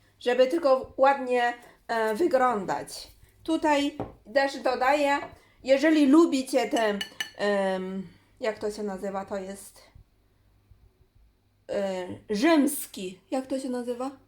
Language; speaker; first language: Polish; non-native, learner; Chinese